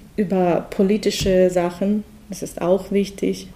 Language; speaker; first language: German; non-native, fluent; Russian